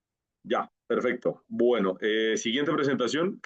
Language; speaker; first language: Spanish; native; Spanish